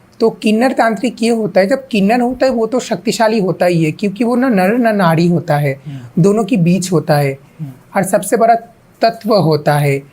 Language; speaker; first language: Hindi; non-native, local second language; Bangla